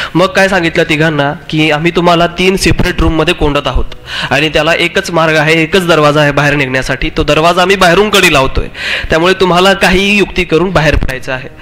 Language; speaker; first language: Marathi; non-native, local second language; Urdu